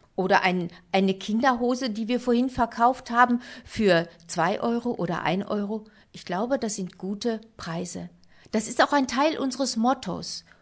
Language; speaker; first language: German; native; German